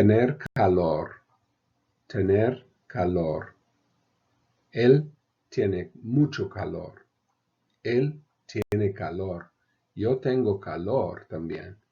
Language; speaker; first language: Spanish; non-native, fluent; English